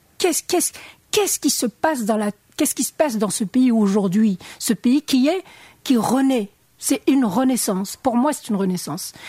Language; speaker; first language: French; non-native, local second language; Arabic